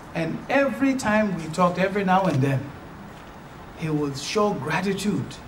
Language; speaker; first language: English; non-native, local second language; Akan